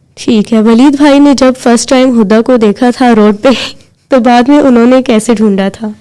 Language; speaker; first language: Urdu; native; Urdu